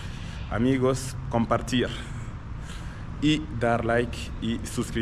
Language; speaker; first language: Spanish; non-native, learner; French